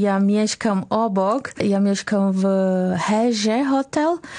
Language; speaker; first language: Polish; non-native, fluent; Portuguese